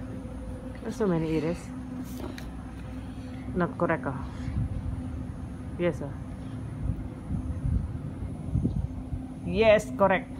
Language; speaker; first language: English; non-native, learner; Javanese